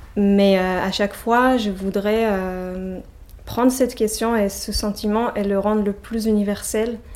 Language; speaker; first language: French; non-native, fluent; Hebrew